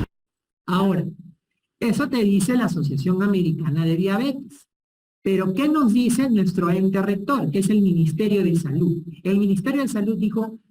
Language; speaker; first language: Spanish; native; Spanish